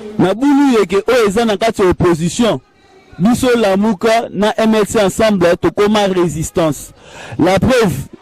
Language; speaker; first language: Lingala; native; Lingala